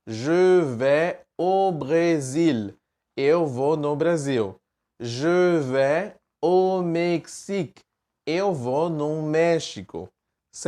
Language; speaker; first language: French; non-native, fluent; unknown